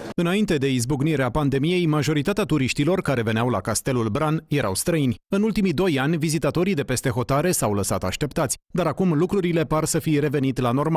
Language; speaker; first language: Romanian; native; Romanian